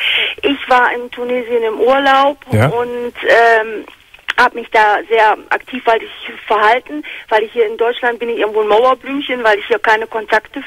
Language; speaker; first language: German; native; German